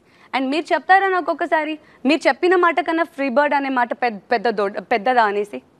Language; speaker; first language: Telugu; native; Telugu